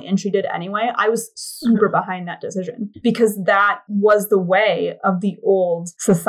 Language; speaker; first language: English; native; English